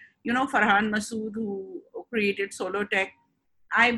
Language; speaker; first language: English; non-native, local second language; Urdu